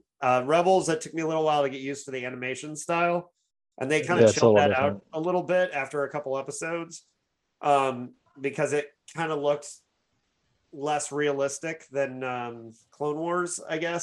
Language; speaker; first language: English; native; English